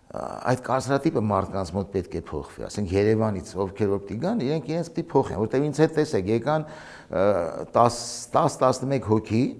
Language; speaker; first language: Armenian; native; Armenian